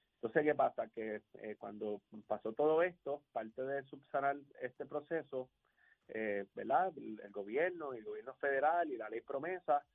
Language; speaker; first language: Spanish; native; Spanish